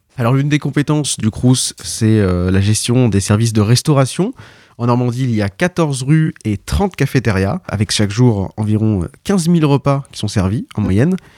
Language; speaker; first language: French; native; French